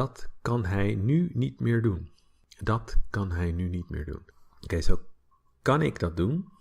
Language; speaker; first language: Dutch; non-native, fluent; English